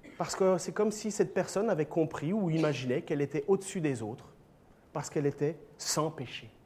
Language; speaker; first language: French; native; French